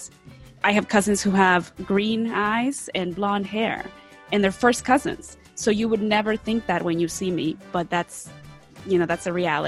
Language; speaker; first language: English; early bilingual, other home language; Spanish